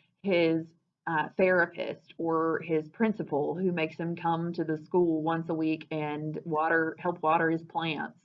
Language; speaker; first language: English; native; English